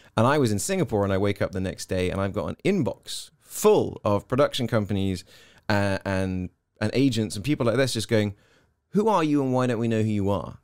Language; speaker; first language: English; native; English